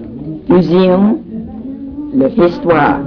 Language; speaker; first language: French; non-native, learner; English